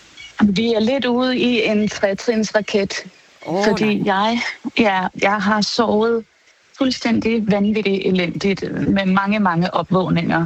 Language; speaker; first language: Danish; native; Danish